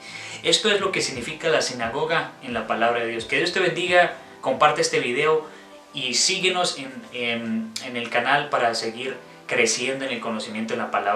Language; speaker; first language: Spanish; native; Spanish